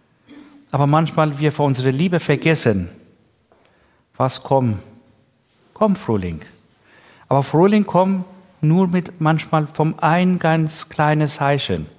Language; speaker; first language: German; non-native, learner; Persian